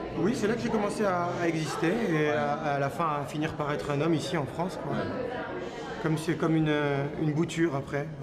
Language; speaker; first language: French; native; French